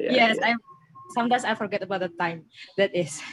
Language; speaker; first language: English; non-native, learner; Indonesian